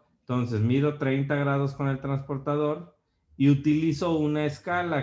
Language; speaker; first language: Spanish; native; Spanish